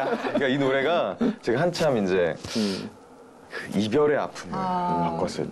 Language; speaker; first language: Korean; native; Korean